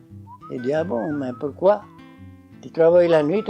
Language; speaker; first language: French; non-native, learner; Portuguese